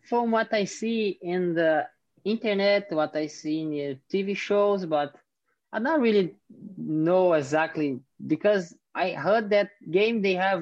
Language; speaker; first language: English; non-native, fluent; Portuguese